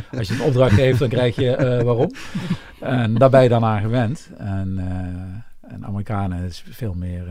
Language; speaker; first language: Dutch; native; Dutch